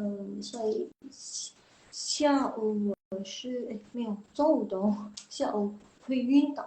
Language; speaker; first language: Chinese; non-native, fluent; Indonesian